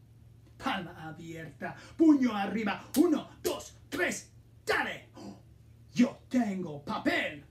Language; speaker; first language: Spanish; non-native, fluent; English